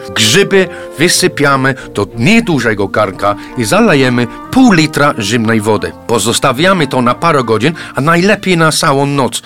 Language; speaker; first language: Polish; non-native, fluent; English